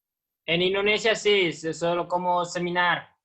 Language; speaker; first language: Spanish; non-native, learner; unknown